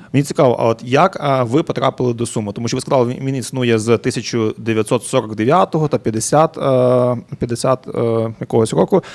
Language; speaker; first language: Ukrainian; native; Ukrainian